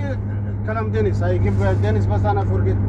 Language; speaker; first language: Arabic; non-native, learner; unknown